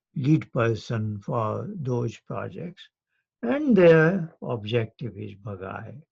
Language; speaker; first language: English; non-native, local second language; Hindi